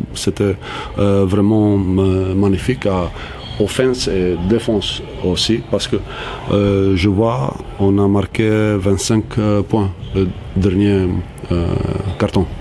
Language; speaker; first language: French; non-native, fluent; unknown